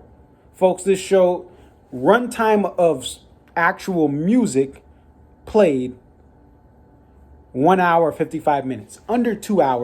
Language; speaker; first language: English; native; English